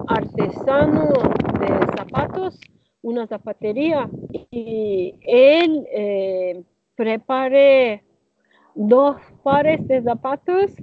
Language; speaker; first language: Spanish; non-native, learner; Turkish